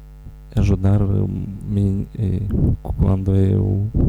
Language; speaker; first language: Portuguese; non-native, learner; Romanian